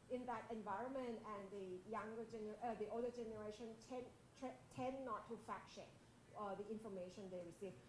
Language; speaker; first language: English; non-native, fluent; Thai